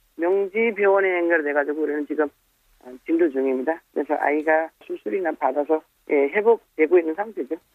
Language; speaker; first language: Korean; non-native, fluent; Nepali